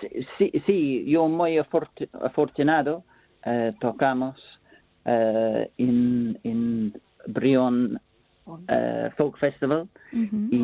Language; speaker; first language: Spanish; non-native, learner; English